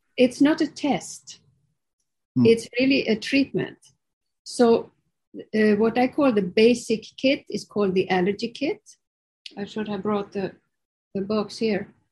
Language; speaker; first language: English; non-native, fluent; Swedish